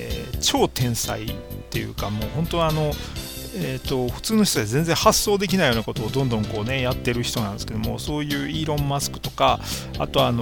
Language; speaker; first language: Japanese; native; Japanese